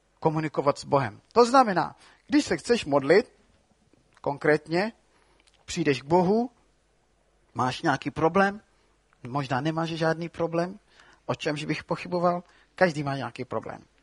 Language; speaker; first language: Czech; non-native, fluent; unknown